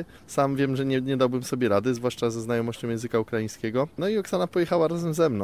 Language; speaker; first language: Polish; native; Polish